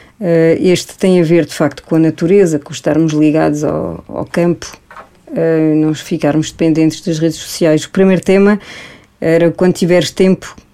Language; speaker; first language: Portuguese; early bilingual, heritage; Portuguese